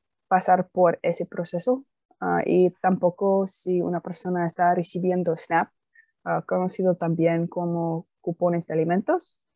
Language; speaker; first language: Spanish; non-native, fluent; English